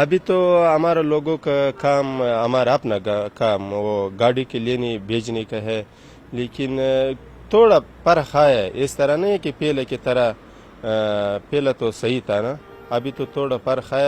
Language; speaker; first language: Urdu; non-native, learner; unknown